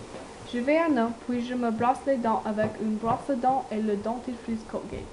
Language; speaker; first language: French; non-native, learner; English